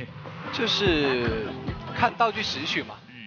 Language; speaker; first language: Chinese; native; Chinese